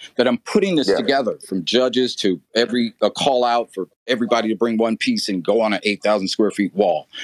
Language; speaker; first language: English; native; English